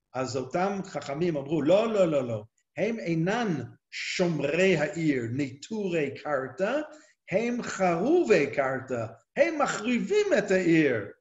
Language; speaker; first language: Hebrew; native; Hebrew